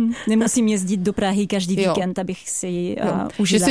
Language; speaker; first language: Czech; non-native, fluent; French